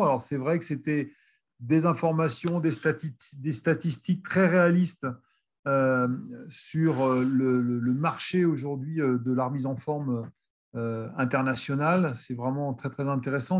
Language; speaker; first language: French; native; French